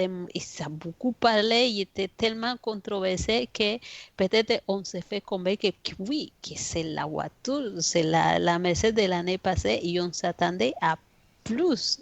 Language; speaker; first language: French; non-native, fluent; Spanish